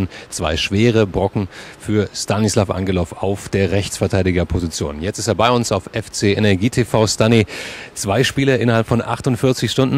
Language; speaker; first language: German; native; German